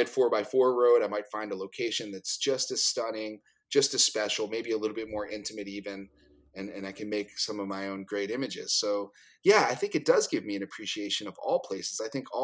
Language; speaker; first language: English; native; English